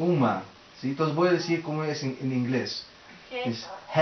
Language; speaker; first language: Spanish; early bilingual, heritage; Spanish